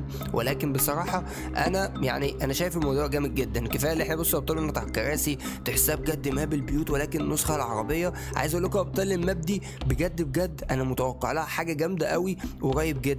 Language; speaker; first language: Arabic; native; Arabic